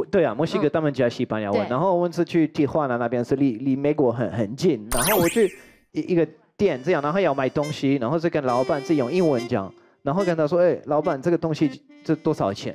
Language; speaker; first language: Chinese; non-native, fluent; French